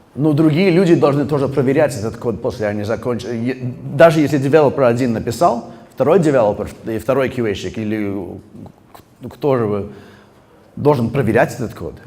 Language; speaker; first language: Russian; early bilingual, heritage; Russian